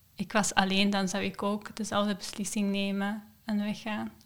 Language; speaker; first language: Dutch; non-native, fluent; Persian